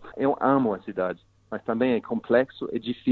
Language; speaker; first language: Portuguese; non-native, fluent; English